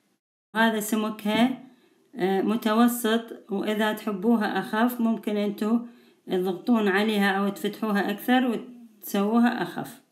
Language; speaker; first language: Arabic; native; Arabic